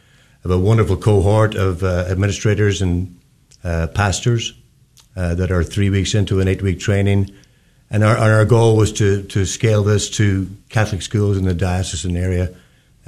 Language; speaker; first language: English; native; English